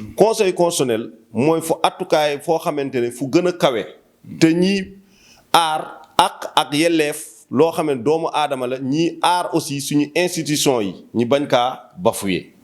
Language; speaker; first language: Wolof; non-native, local second language; Fula